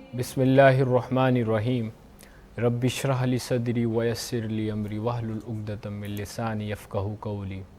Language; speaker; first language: Urdu; native; Urdu